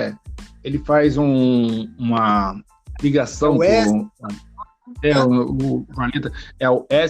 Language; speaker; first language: Portuguese; native; Portuguese